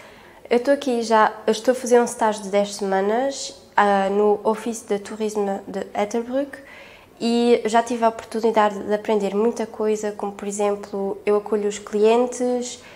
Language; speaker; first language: Portuguese; non-native, local second language; Luxembourgish